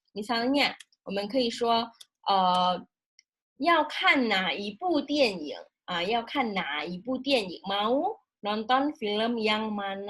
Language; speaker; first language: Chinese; non-native, fluent; Indonesian